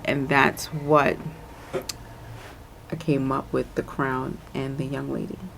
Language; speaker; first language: English; native; English